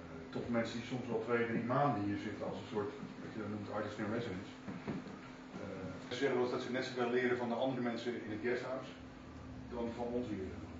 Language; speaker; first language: Dutch; native; Dutch